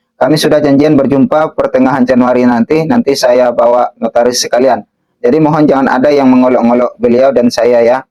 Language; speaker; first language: Indonesian; native; Indonesian